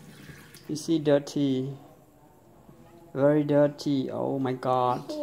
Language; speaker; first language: English; non-native, learner; Khmer